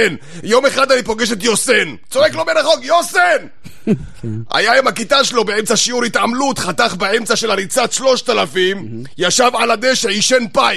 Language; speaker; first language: Hebrew; native; Hebrew